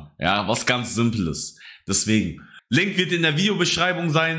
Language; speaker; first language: German; native; German